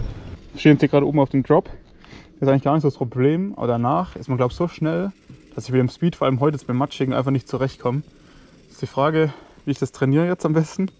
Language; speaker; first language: German; native; German